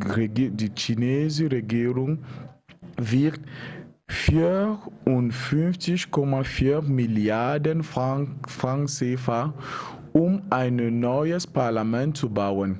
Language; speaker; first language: German; non-native, learner; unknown